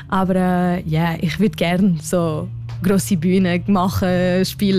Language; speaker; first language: German; non-native, local second language; French